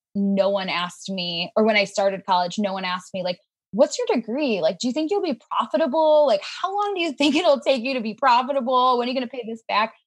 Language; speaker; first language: English; native; English